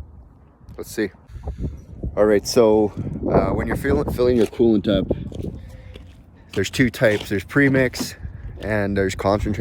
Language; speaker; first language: English; native; English